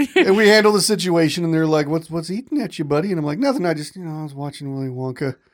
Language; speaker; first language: English; native; English